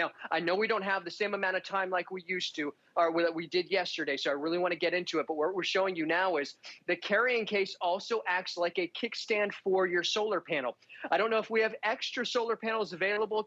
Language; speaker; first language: English; native; English